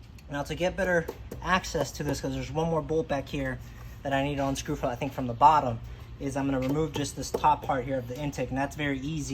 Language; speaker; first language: English; native; English